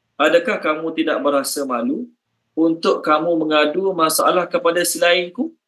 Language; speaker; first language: Malay; native; Malay